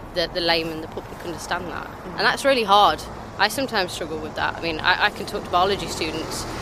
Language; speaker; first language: English; native; English